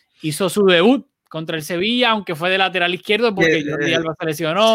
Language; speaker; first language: Spanish; native; Spanish